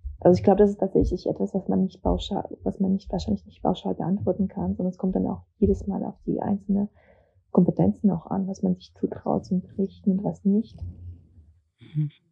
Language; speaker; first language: German; early bilingual, other home language; Russian